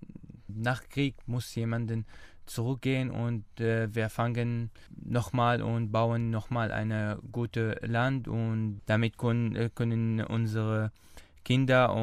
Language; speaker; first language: German; non-native, learner; Arabic